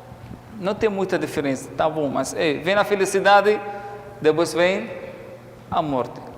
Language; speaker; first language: Portuguese; non-native, fluent; Arabic